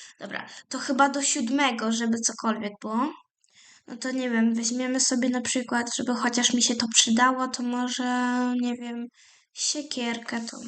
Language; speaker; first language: Polish; native; Polish